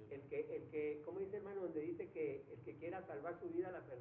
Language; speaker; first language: Spanish; native; Spanish